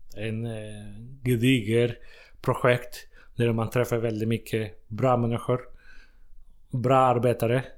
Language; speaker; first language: Swedish; non-native, fluent; Spanish